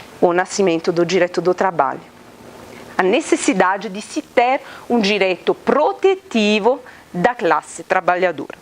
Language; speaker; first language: Portuguese; non-native, fluent; Italian